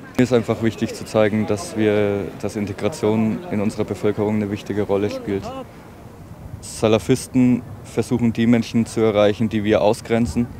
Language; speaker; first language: German; native; German